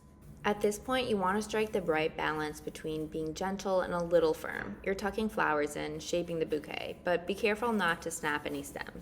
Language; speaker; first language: English; native; English